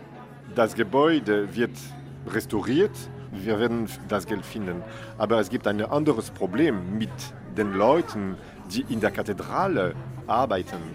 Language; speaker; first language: German; non-native, fluent; French